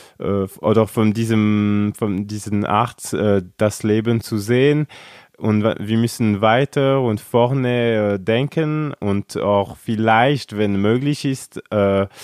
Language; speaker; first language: German; non-native, local second language; French